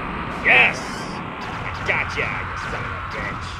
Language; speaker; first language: English; native; English